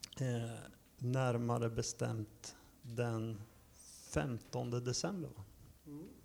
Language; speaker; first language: Swedish; native; Swedish